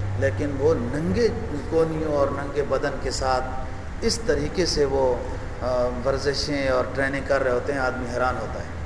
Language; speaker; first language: Urdu; native; Urdu